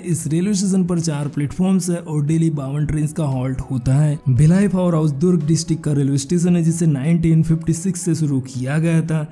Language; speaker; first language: Hindi; non-native, local second language; Marathi